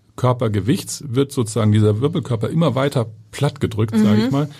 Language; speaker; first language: German; native; German